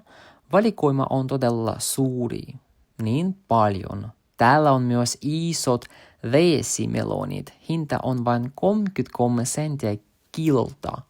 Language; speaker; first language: Finnish; non-native, learner; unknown